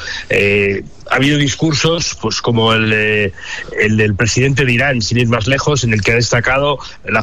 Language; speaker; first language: Spanish; native; Spanish